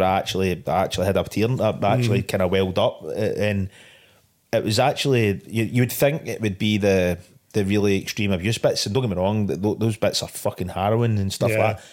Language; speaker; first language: English; native; English